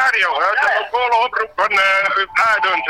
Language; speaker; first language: Dutch; native; Dutch